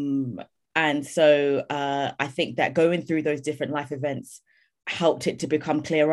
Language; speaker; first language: English; native; English